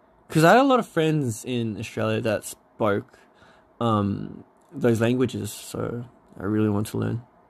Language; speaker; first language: English; native; English